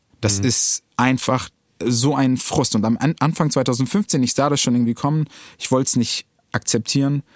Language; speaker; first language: German; early bilingual, other home language; Arabic